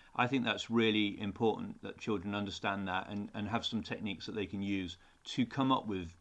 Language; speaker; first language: English; native; English